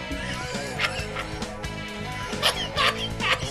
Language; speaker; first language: English; native; English